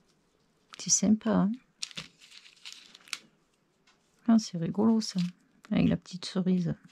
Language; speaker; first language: French; native; French